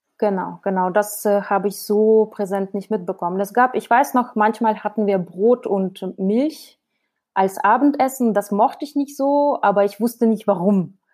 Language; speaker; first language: German; non-native, fluent; Russian